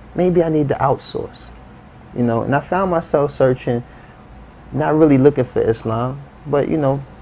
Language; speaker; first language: English; native; English